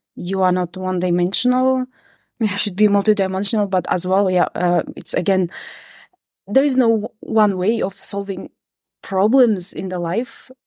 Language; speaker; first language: English; non-native, fluent; Kazakh